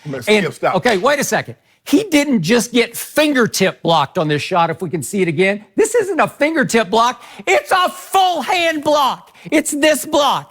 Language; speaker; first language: English; native; English